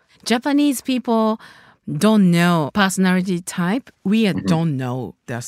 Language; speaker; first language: English; non-native, learner; Japanese